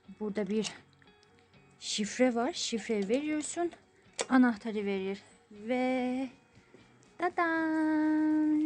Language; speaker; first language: Turkish; non-native, fluent; Persian